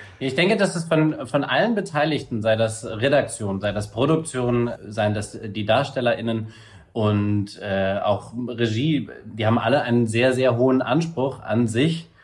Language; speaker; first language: German; native; German